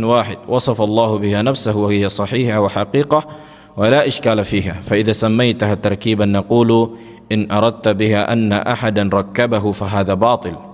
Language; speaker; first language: Arabic; non-native, fluent; Indonesian